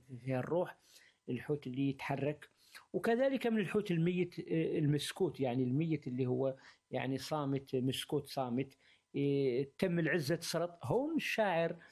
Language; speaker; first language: Arabic; native; Arabic